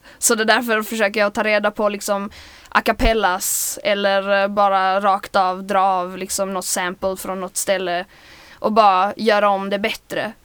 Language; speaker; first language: Swedish; native; Swedish